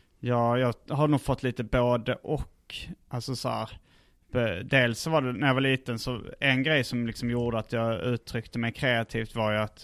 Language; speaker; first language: Swedish; native; Swedish